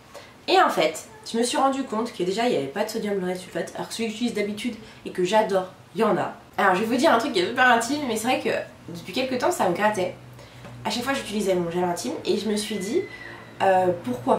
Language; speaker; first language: French; native; French